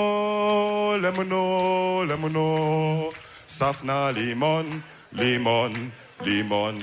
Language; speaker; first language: German; early bilingual, other home language; Wolof